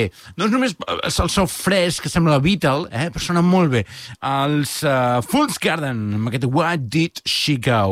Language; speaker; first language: Catalan; native; Catalan